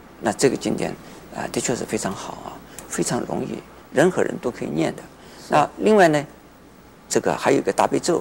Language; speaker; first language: Chinese; native; Chinese